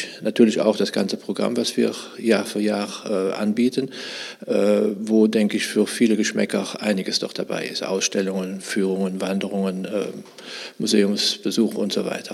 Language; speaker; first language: German; native; German